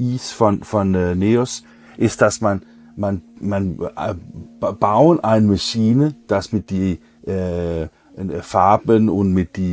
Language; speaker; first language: German; non-native, learner; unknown